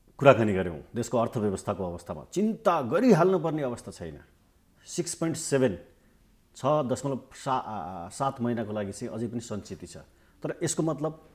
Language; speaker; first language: Nepali; native; Nepali